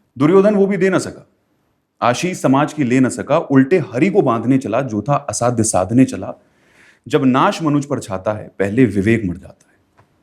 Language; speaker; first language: Hindi; native; Hindi